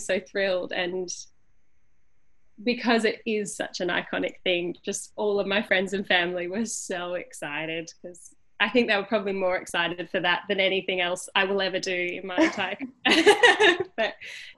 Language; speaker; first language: English; native; English